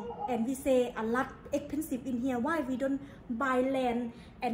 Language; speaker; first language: English; non-native, learner; Thai